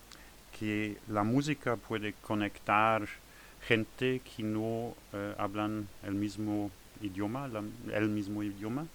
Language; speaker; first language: Spanish; non-native, learner; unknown